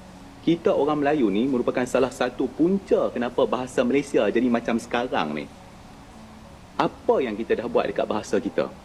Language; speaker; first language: Malay; native; Malay